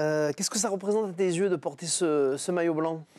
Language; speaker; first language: French; native; French